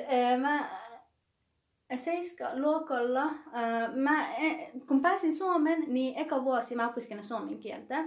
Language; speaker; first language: Finnish; non-native, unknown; Persian